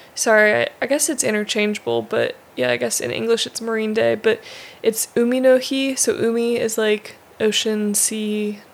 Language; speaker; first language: English; native; English